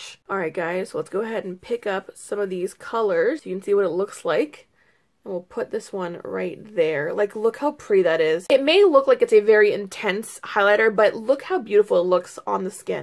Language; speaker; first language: English; native; English